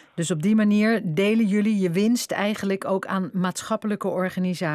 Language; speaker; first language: Dutch; native; Dutch